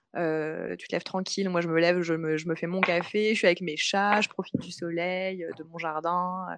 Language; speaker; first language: French; native; French